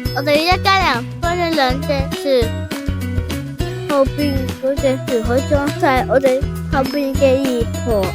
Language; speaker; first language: Chinese; native; Chinese